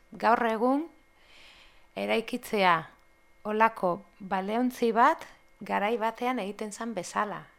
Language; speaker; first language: Basque; non-native, local second language; Spanish